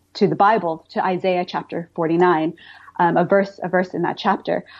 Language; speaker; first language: English; native; English